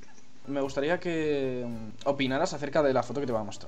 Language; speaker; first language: Spanish; native; Spanish